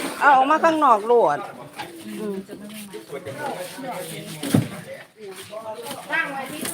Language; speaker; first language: Thai; non-native, local second language; Lao